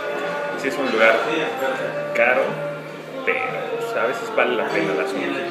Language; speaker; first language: Spanish; native; Spanish